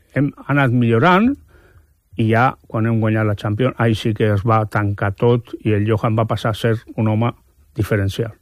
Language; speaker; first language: Catalan; non-native, fluent; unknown